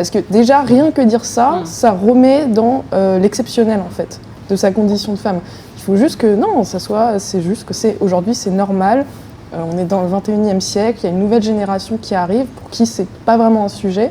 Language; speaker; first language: French; native; French